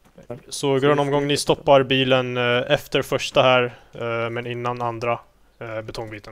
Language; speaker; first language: Swedish; native; Swedish